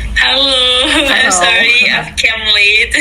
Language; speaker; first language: English; non-native, fluent; Indonesian